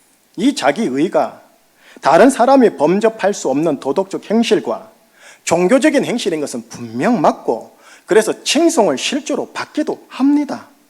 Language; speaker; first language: Korean; native; Korean